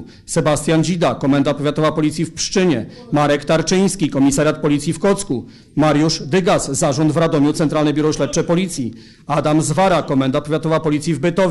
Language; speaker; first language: Polish; native; Polish